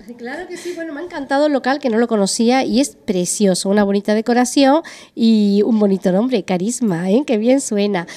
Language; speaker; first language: Spanish; native; Spanish